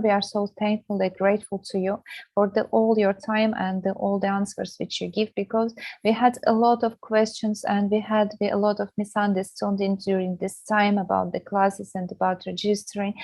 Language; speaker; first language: English; non-native, fluent; Russian